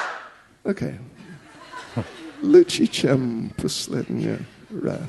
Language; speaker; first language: Russian; non-native, learner; English